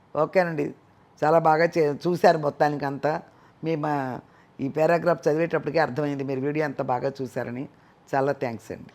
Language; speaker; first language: Telugu; native; Telugu